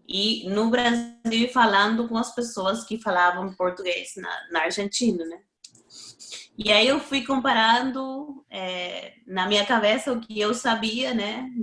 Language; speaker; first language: Portuguese; non-native, fluent; Spanish